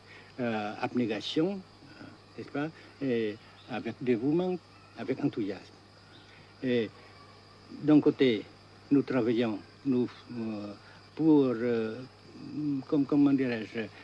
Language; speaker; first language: French; non-native, fluent; Vietnamese